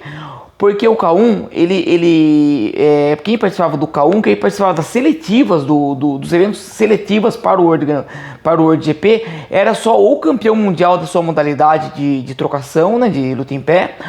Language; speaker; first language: Portuguese; native; Portuguese